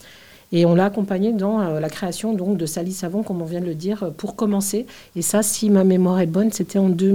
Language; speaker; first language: French; native; French